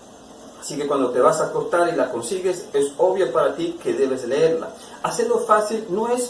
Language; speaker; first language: Spanish; native; Spanish